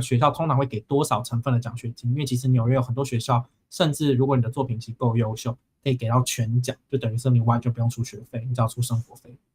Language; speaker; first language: Chinese; native; Chinese